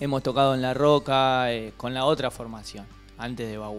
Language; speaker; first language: Spanish; native; Spanish